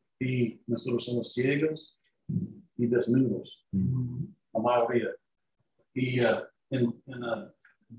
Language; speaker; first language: Spanish; non-native, learner; English